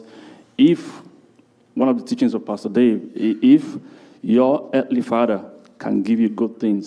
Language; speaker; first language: English; non-native, local second language; Igbo